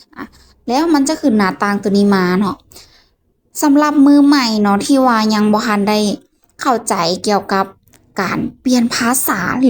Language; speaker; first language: Thai; non-native, local second language; Lao